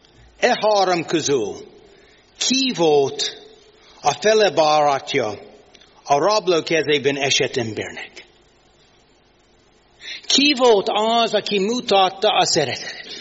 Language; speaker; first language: Hungarian; non-native, fluent; English